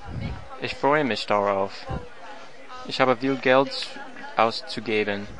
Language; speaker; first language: German; non-native, learner; English